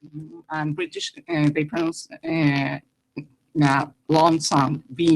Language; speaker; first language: English; non-native, learner; Spanish